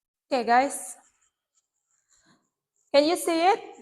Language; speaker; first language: English; non-native, learner; Indonesian